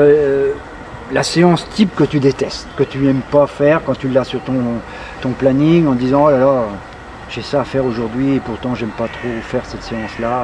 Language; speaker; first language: French; native; French